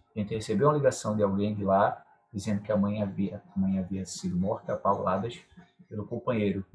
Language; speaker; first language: Portuguese; native; Portuguese